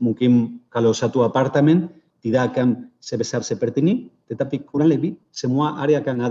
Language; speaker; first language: Indonesian; non-native, fluent; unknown